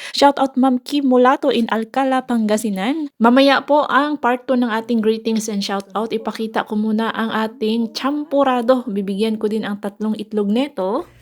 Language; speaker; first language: Filipino; non-native, local second language; Cebuano